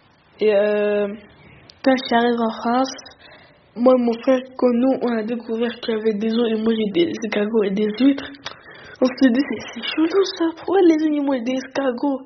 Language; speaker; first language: French; early bilingual, other home language; Arabic